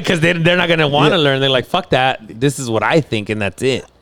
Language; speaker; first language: English; early bilingual, other home language; Spanish